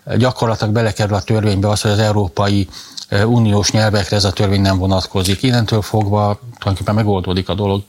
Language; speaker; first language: Hungarian; native; Hungarian